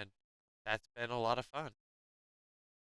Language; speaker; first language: English; native; English